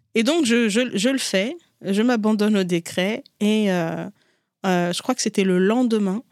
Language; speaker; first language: French; non-native, local second language; Ngazidja Comorian